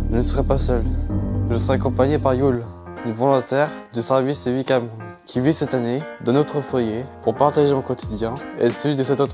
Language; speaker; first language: French; native; French